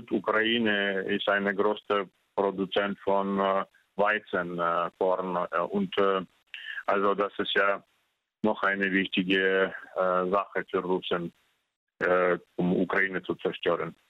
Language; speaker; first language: German; non-native, fluent; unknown